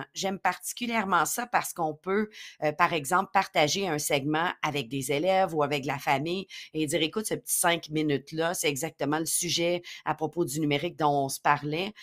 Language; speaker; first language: French; native; French